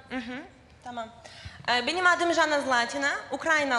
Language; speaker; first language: Turkish; non-native, fluent; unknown